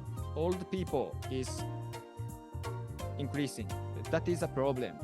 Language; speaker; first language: English; non-native, learner; Japanese